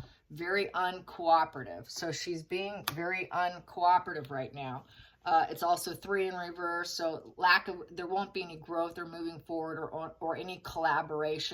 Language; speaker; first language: English; native; English